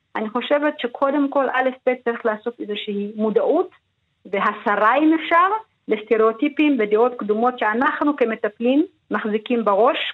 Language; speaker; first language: Hebrew; early bilingual, other home language; Amharic